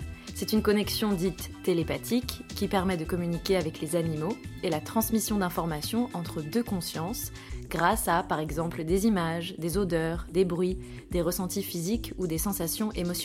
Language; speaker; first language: French; native; French